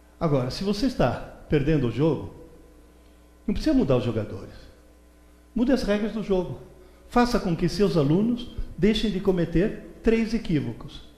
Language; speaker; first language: Portuguese; early bilingual, other home language; Italian